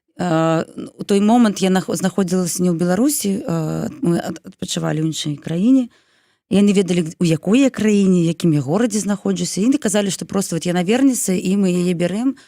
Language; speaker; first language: Belarusian; non-native, local second language; Russian